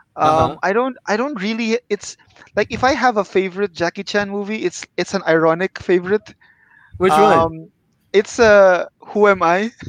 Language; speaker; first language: English; non-native, local second language; Filipino